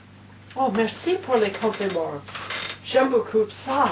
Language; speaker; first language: French; non-native, learner; English